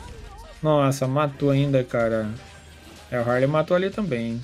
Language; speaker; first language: Portuguese; native; Portuguese